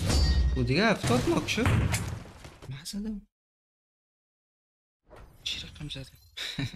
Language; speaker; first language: Persian; native; Persian